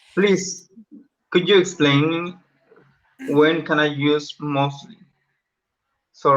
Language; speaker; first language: English; non-native, learner; Spanish